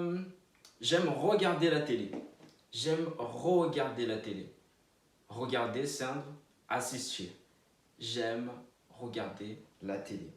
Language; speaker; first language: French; non-native, fluent; Portuguese